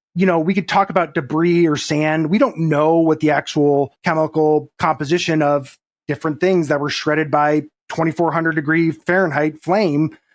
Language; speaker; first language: English; native; English